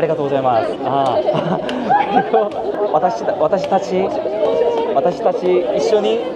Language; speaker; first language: Japanese; non-native, learner; Korean